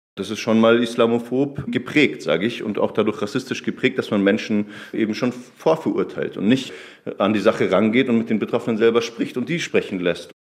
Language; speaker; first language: German; native; German